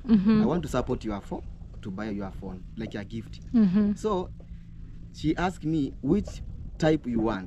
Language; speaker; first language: English; non-native, local second language; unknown